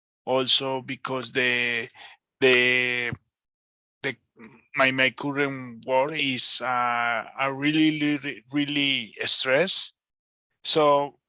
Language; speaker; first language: English; non-native, learner; Spanish